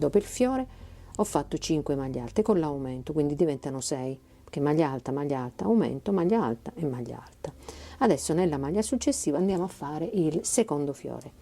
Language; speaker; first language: Italian; native; Italian